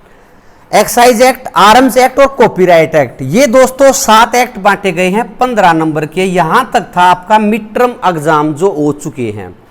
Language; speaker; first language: Hindi; native; Hindi